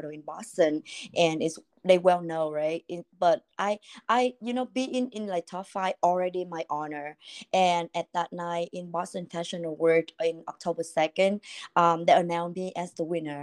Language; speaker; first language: English; non-native, fluent; Vietnamese